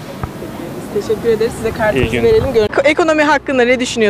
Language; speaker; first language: Turkish; native; Turkish